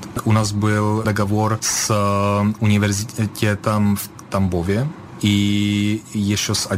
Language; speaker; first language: Russian; non-native, fluent; Czech